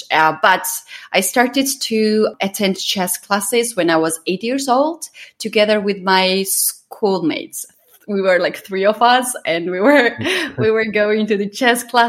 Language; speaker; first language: English; non-native, fluent; Georgian